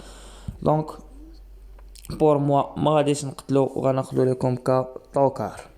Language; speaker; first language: Arabic; native; Arabic